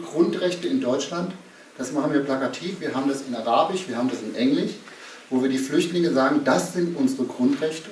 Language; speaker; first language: German; native; German